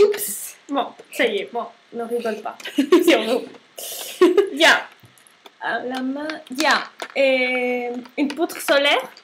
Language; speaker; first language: French; non-native, learner; Spanish